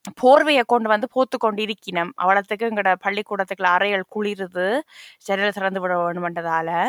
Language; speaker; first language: Tamil; native; Tamil